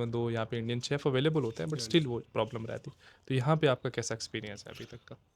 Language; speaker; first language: Hindi; native; Hindi